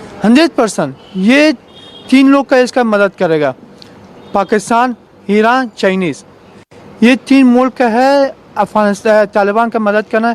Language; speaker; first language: Hindi; non-native, learner; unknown